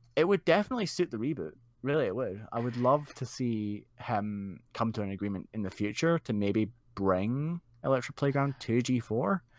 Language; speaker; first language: English; native; English